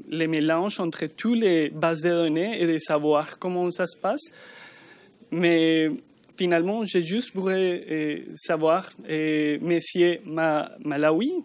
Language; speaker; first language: French; non-native, learner; Spanish